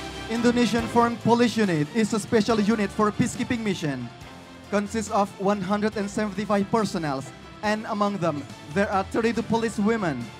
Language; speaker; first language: English; non-native, fluent; Indonesian